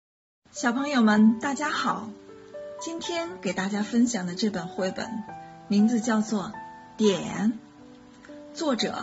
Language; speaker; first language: Chinese; native; Chinese